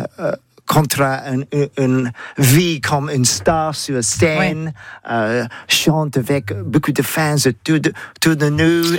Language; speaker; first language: French; non-native, learner; English